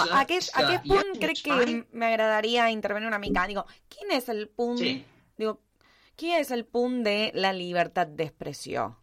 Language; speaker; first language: Catalan; early bilingual, heritage; Spanish